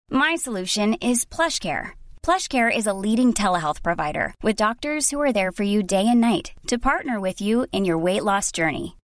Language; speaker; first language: English; native; English